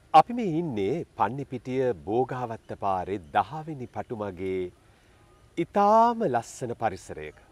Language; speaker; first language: Sinhala; native; Sinhala